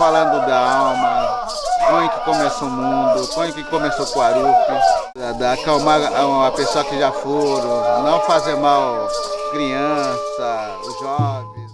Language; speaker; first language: Portuguese; non-native, local second language; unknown